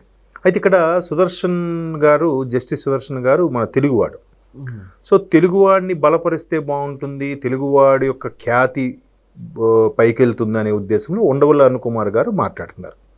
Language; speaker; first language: Telugu; native; Telugu